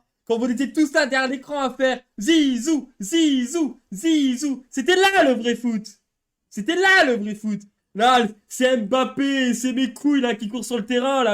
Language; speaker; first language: French; native; French